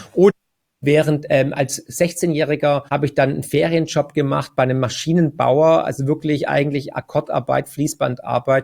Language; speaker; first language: German; native; German